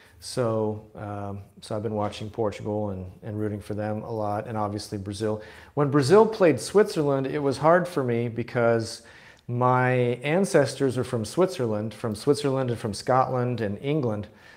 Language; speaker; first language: English; native; English